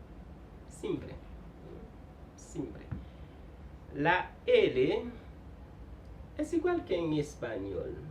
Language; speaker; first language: Spanish; non-native, fluent; Haitian Creole